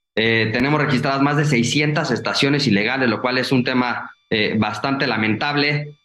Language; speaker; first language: Spanish; native; Spanish